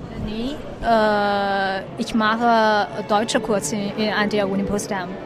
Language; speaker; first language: German; non-native, learner; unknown